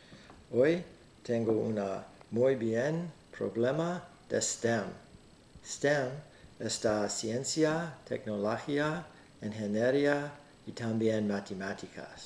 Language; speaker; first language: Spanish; non-native, learner; English